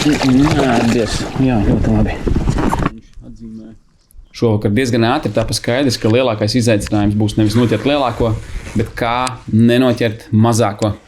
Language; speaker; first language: Latvian; native; Latvian